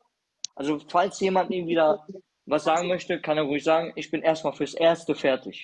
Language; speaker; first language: German; early bilingual, other home language; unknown